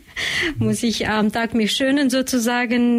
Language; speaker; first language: German; non-native, learner; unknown